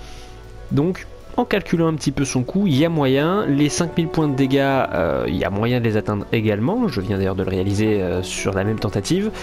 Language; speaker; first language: French; native; French